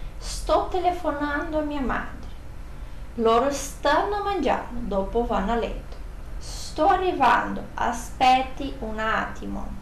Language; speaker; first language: Italian; non-native, fluent; Portuguese